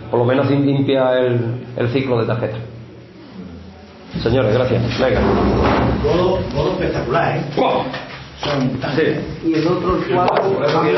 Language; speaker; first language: Spanish; native; Spanish